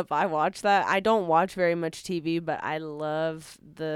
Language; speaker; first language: English; native; English